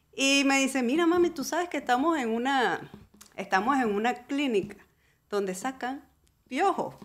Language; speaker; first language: Spanish; native; Spanish